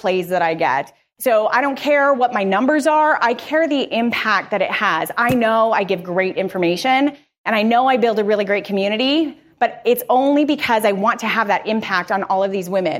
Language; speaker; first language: English; native; English